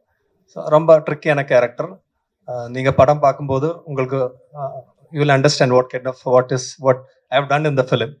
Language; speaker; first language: Tamil; non-native, local second language; Malayalam